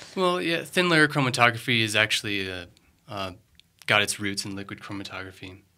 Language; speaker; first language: English; native; English